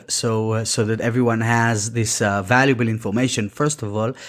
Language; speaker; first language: English; non-native, fluent; Hebrew